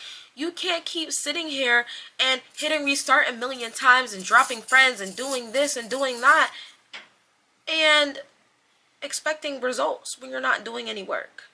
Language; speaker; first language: English; native; English